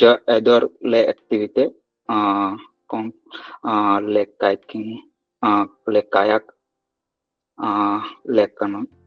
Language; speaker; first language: French; non-native, learner; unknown